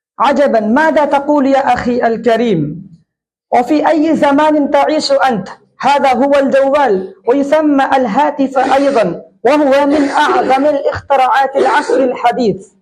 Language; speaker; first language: Arabic; non-native, fluent; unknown